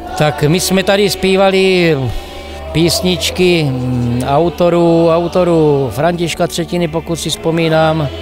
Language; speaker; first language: Czech; native; Czech